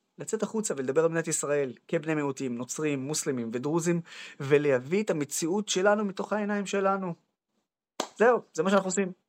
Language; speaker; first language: Hebrew; non-native, local second language; Arabic